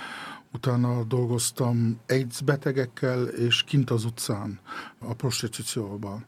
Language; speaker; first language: Hungarian; early bilingual, heritage; Hungarian